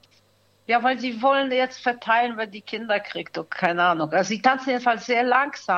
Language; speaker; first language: German; native; German